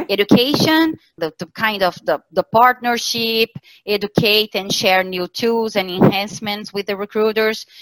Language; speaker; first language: English; non-native, fluent; Portuguese